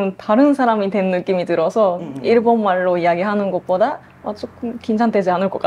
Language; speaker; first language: Korean; non-native, fluent; Japanese